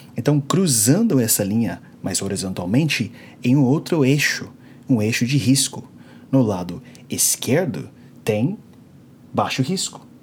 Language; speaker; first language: Portuguese; non-native, fluent; English